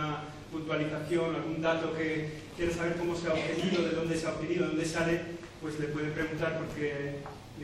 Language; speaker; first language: Spanish; native; Spanish